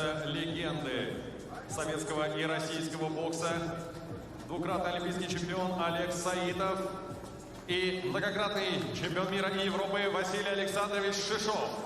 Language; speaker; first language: Russian; native; Russian